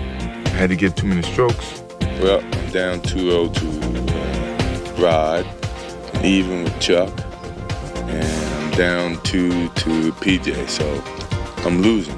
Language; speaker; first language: English; native; English